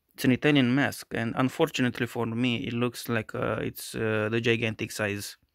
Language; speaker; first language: English; non-native, fluent; Romanian